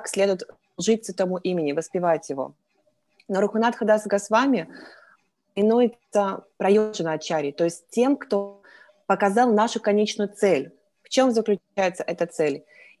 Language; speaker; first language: Russian; native; Russian